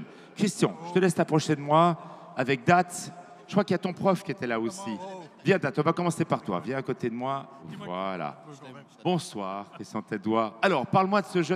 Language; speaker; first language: French; native; French